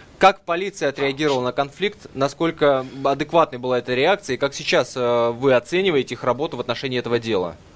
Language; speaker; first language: Russian; native; Russian